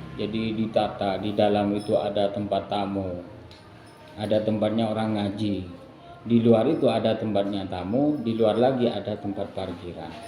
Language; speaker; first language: Indonesian; non-native, local second language; Madurese